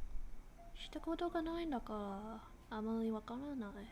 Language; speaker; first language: Japanese; non-native, learner; English